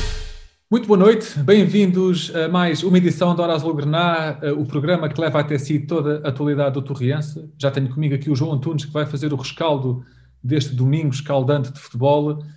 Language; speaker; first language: Portuguese; native; Portuguese